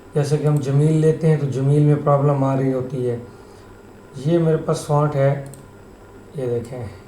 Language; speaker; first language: Urdu; native; Urdu